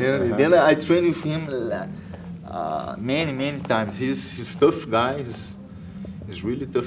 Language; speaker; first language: English; non-native, learner; Portuguese